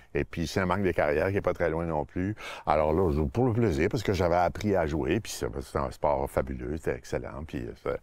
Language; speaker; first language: French; native; French